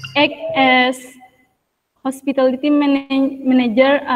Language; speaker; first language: English; non-native, fluent; Indonesian